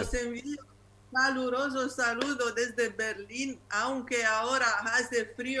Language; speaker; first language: Spanish; non-native, learner; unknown